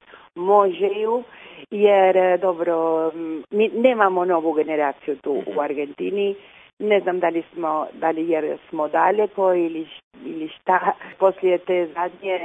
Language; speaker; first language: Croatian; early bilingual, heritage; Croatian